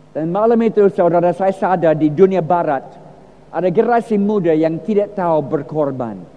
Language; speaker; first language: Indonesian; non-native, fluent; English